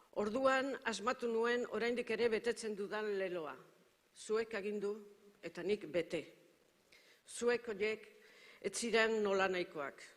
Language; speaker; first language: Basque; native; Basque